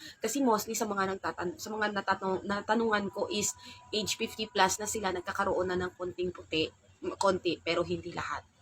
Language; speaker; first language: Filipino; non-native, local second language; Hiligaynon